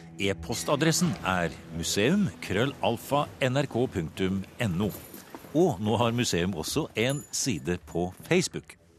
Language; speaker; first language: Norwegian; native; Norwegian